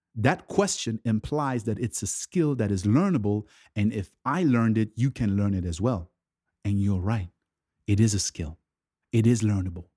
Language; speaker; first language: English; early bilingual, other home language; French